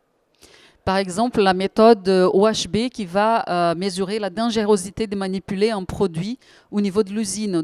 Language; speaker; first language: French; native; French